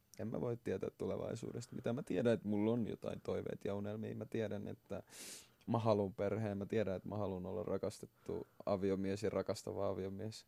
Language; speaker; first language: Finnish; early bilingual, other home language; Swahili